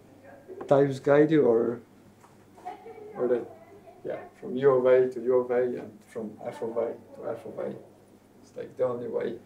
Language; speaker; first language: English; non-native, fluent; Polish